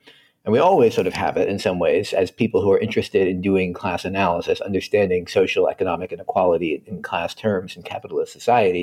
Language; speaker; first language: English; native; English